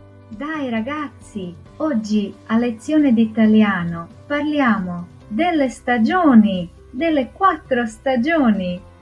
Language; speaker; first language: Italian; non-native, fluent; Croatian